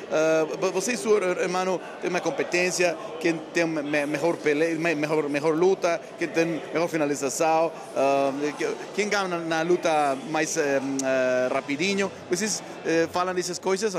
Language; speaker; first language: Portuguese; non-native, learner; Spanish